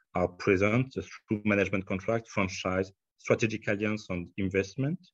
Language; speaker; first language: English; non-native, fluent; French